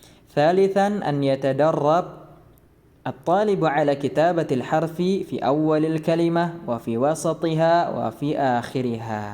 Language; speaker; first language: Arabic; non-native, fluent; Indonesian